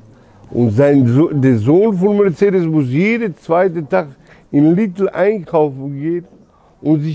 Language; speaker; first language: German; early bilingual, other home language; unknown